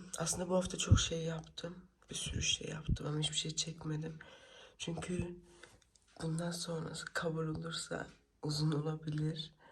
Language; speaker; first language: Turkish; early bilingual, heritage; Turkish